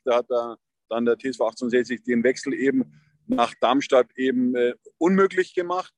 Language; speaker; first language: German; native; German